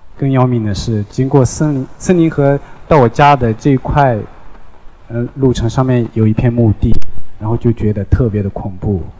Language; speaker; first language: Chinese; non-native, local second language; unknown